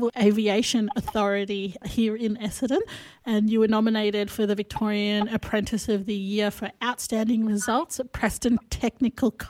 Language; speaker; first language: English; native; English